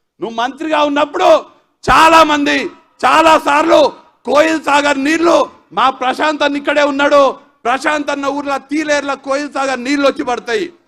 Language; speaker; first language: Telugu; native; Telugu